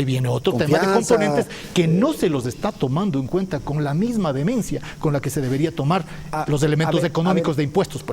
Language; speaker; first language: Spanish; native; Spanish